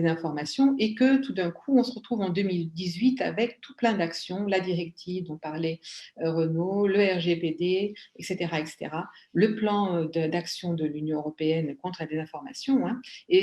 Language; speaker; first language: French; native; French